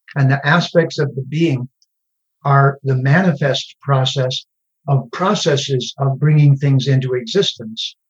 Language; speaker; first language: English; native; English